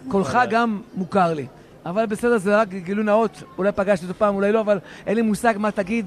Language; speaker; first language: Hebrew; native; Hebrew